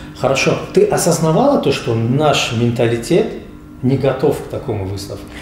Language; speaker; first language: Russian; non-native, local second language; Tajik